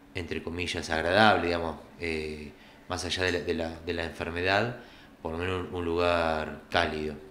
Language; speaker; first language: Spanish; native; Spanish